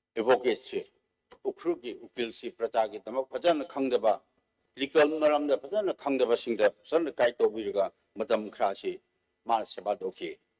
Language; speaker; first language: Manipuri; non-native, local second language; Tangkhul Naga (India)